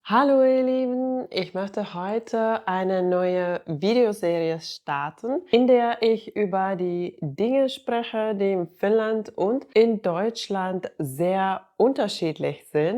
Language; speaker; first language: German; non-native, fluent; Finnish